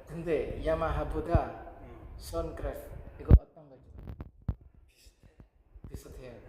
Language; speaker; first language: Korean; non-native, learner; Javanese